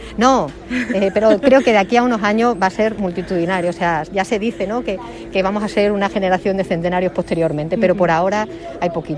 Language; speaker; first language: Spanish; native; Spanish